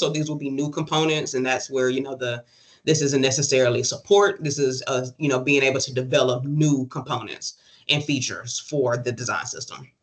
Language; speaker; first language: English; native; English